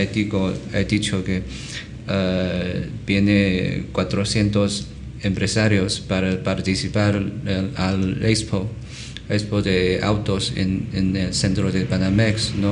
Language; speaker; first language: Spanish; non-native, learner; Chinese